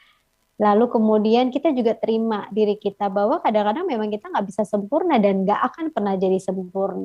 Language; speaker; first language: Indonesian; native; Indonesian